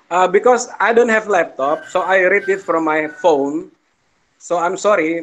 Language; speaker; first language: English; non-native, fluent; Indonesian